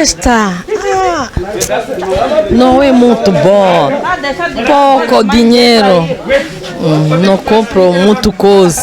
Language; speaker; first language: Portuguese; non-native, learner; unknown